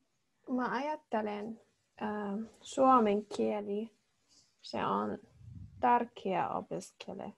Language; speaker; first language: Finnish; non-native, learner; Arabic